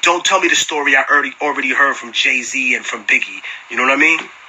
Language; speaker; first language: English; early bilingual, other home language; Spanish